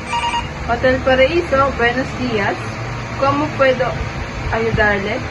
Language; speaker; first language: Spanish; non-native, learner; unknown